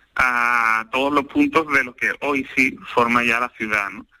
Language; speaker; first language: Spanish; native; Spanish